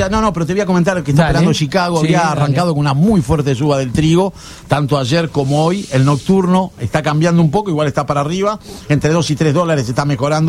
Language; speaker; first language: Spanish; native; Spanish